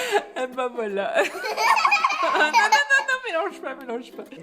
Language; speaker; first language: French; native; French